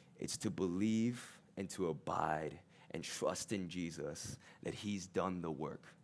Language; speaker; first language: English; early bilingual, other home language; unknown